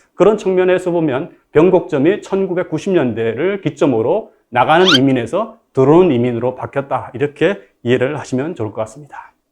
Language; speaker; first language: Korean; native; Korean